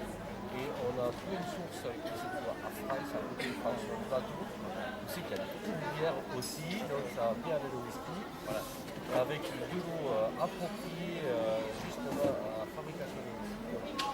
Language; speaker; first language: French; native; French